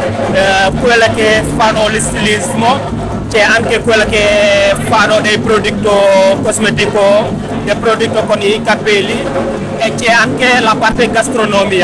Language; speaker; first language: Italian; non-native, fluent; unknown